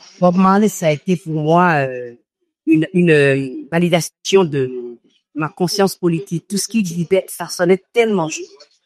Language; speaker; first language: French; non-native, local second language; Fon